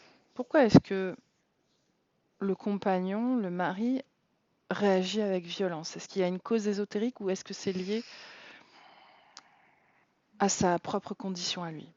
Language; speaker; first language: French; native; French